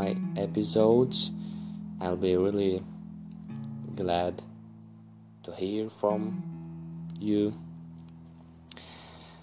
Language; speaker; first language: English; non-native, learner; Russian